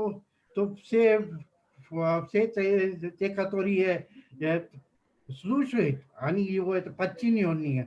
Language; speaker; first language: Russian; non-native, fluent; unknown